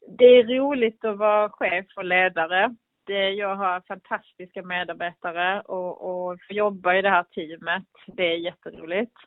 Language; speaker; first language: Swedish; native; Swedish